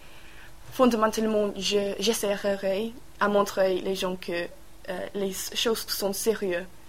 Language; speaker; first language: French; non-native, learner; English